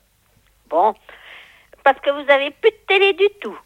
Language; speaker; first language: French; native; French